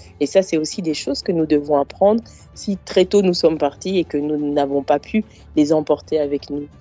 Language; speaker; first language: French; native; French